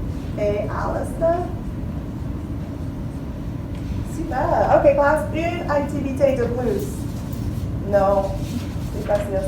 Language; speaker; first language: French; non-native, fluent; English